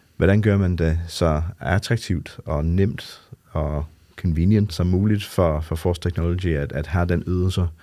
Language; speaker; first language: Danish; non-native, fluent; English